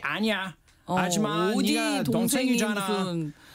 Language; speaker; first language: Korean; non-native, learner; French